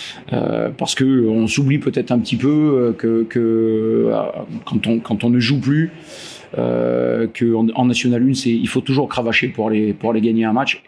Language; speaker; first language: French; native; French